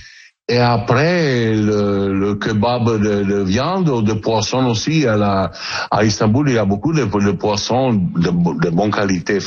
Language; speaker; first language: French; non-native, learner; Italian